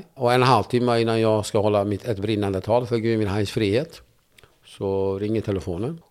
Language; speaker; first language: Swedish; non-native, fluent; Kurdish